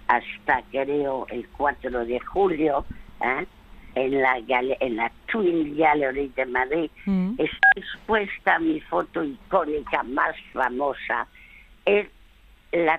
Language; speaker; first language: Spanish; early bilingual, other home language; French